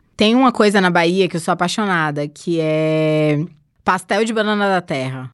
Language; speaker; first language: Portuguese; native; Portuguese